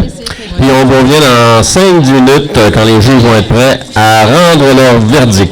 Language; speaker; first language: French; native; French